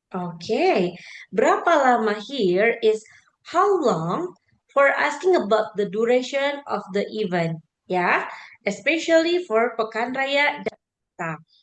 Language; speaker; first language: English; non-native, fluent; Indonesian